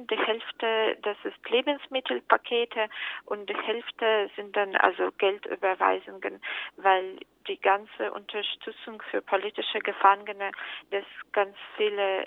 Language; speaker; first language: German; non-native, fluent; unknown